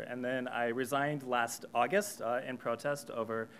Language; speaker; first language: English; native; English